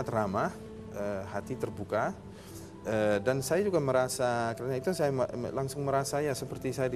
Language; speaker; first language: Indonesian; non-native, fluent; Dutch